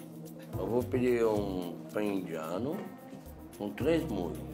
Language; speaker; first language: Portuguese; non-native, fluent; French